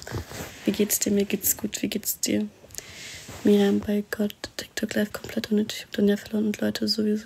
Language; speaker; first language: German; early bilingual, other home language; Arabic